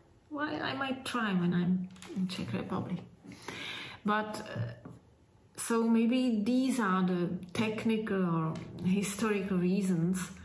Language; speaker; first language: English; non-native, fluent; Czech